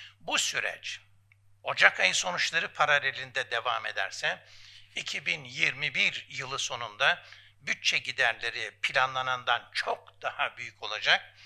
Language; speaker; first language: Turkish; native; Turkish